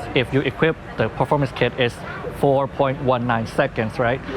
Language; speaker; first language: English; non-native, fluent; Thai